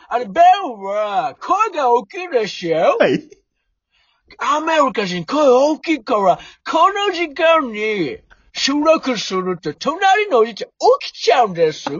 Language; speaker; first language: Japanese; non-native, fluent; English